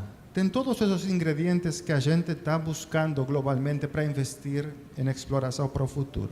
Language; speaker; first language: Portuguese; non-native, fluent; Spanish